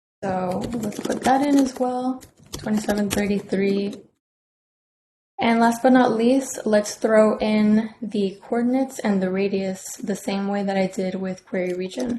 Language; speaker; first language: English; native; English